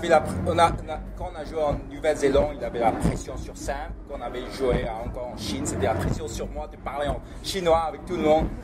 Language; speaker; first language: French; early bilingual, other home language; Cantonese